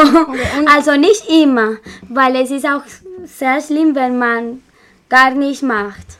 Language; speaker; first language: German; non-native, learner; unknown